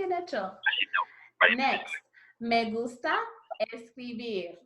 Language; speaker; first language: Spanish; non-native, learner; English